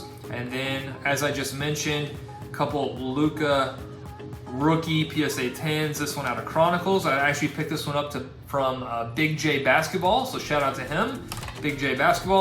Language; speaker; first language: English; native; English